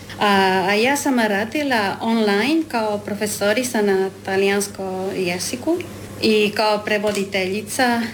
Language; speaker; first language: Croatian; non-native, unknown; Spanish